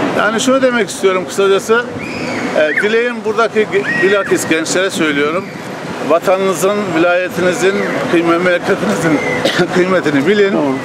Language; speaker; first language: Turkish; native; Turkish